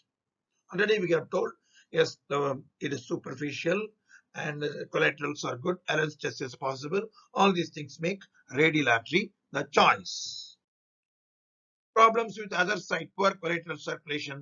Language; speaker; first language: English; non-native, local second language; Tamil